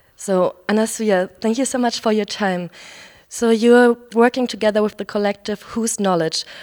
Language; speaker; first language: English; non-native, fluent; German